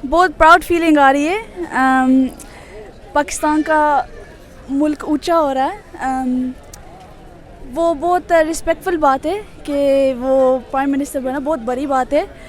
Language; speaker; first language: Hindi; early bilingual, heritage; Urdu